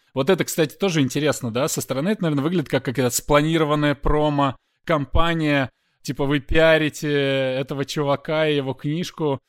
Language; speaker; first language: Russian; native; Russian